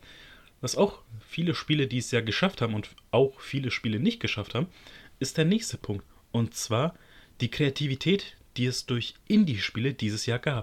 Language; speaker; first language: German; native; German